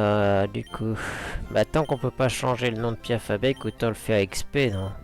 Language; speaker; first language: French; native; French